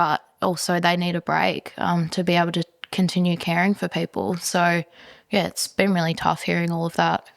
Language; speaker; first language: English; native; English